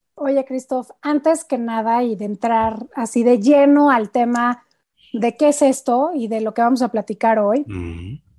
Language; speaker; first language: Spanish; native; Spanish